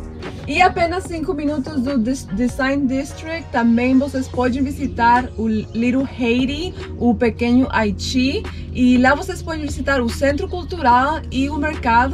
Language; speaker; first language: Portuguese; non-native, fluent; Spanish